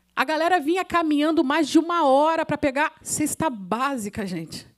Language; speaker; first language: Portuguese; native; Portuguese